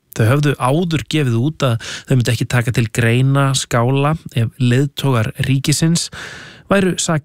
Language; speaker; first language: Icelandic; native; Icelandic